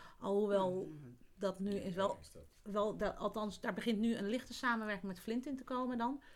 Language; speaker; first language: Dutch; native; Dutch